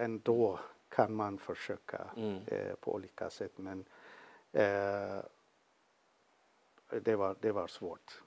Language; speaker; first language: Swedish; non-native, fluent; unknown